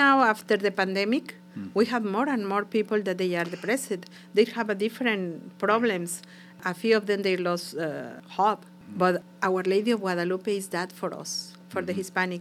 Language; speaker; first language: English; non-native, learner; Spanish